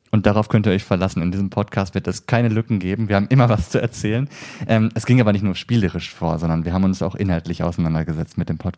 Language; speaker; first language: German; native; German